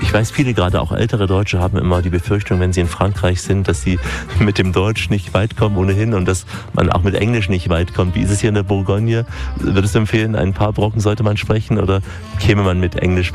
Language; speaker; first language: German; native; German